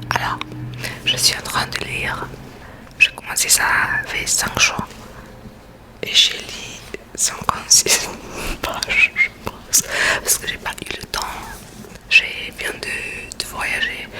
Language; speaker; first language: French; non-native, learner; Spanish